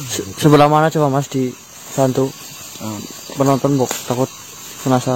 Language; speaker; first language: Indonesian; native; Indonesian